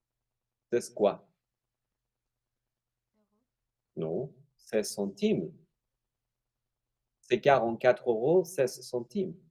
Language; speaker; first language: French; non-native, fluent; Spanish